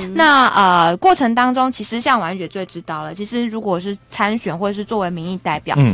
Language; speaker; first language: Chinese; native; Chinese